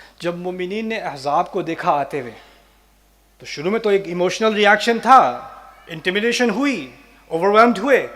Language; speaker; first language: Urdu; native; Urdu